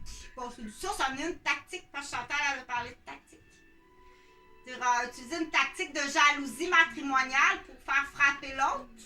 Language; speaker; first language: French; native; French